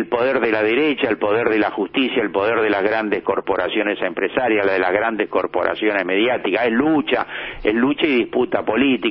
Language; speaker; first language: Spanish; native; Spanish